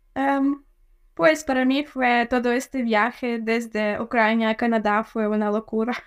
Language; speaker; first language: Spanish; non-native, fluent; Ukrainian